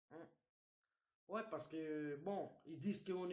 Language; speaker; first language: French; non-native, fluent; Romanian